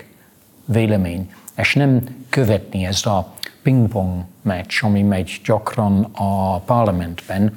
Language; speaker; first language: Hungarian; non-native, fluent; English